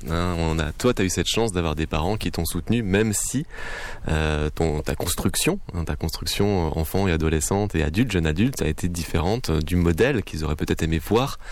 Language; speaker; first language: French; native; French